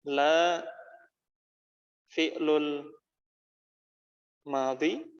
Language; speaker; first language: Arabic; non-native, fluent; Indonesian